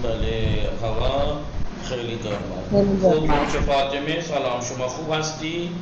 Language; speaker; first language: Persian; non-native, fluent; Urdu